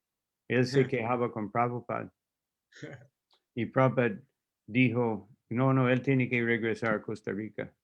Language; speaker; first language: Spanish; non-native, fluent; English